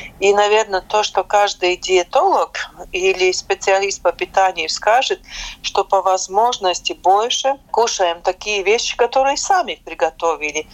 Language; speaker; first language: Russian; non-native, local second language; Latvian